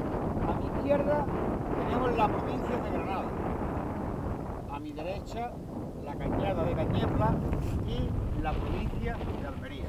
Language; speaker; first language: Spanish; native; Spanish